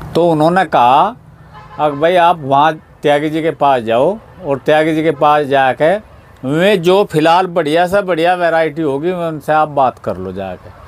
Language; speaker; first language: Hindi; native; Hindi